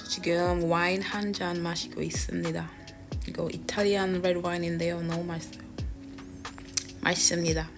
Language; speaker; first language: Korean; non-native, fluent; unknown